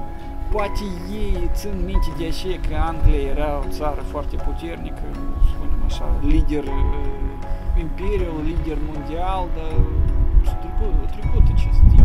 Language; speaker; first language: Romanian; non-native, local second language; Russian